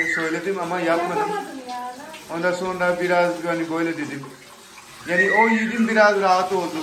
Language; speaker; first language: Turkish; non-native, learner; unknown